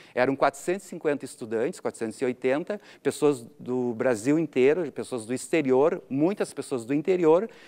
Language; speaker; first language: Portuguese; native; Portuguese